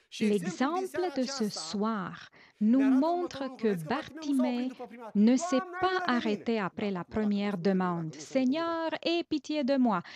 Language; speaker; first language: French; non-native, fluent; Romanian